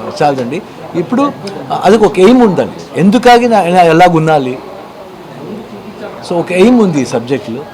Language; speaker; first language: Telugu; non-native, learner; Kannada